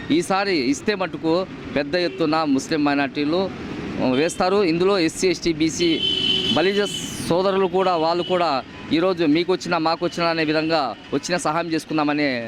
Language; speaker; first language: Telugu; non-native, local second language; Urdu